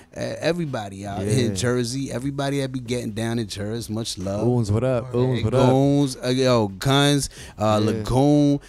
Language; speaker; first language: English; native; English